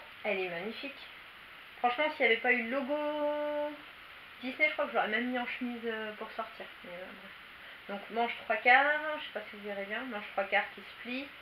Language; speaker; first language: French; native; French